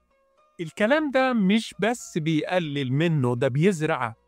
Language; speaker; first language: Arabic; native; Arabic